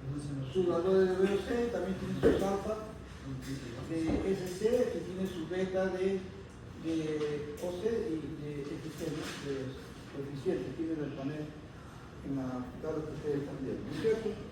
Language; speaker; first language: Spanish; native; Spanish